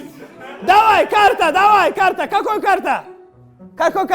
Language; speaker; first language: Russian; non-native, local second language; Kazakh